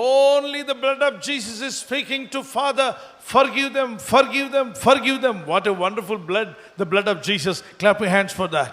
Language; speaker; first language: English; non-native, local second language; Telugu